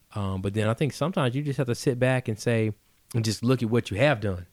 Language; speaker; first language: English; native; English